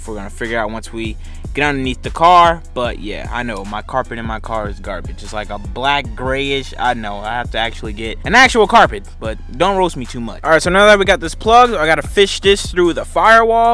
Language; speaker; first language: English; native; English